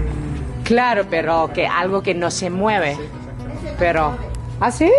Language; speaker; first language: Spanish; non-native, learner; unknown